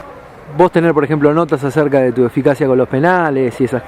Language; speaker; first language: Spanish; native; Spanish